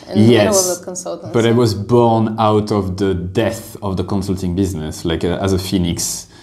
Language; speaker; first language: English; non-native, fluent; French